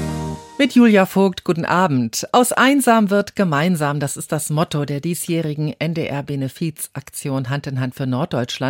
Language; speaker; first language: German; native; German